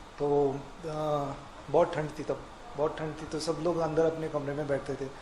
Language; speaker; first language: Hindi; non-native, local second language; Kannada